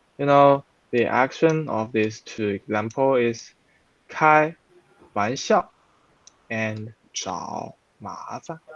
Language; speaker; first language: English; non-native, fluent; Chinese